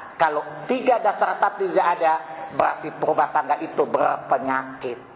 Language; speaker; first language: Indonesian; non-native, local second language; Sundanese